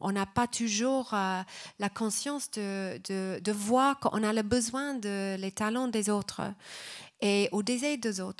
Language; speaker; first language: French; non-native, fluent; English